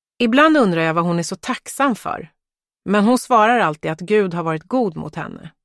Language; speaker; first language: Swedish; early bilingual, other home language; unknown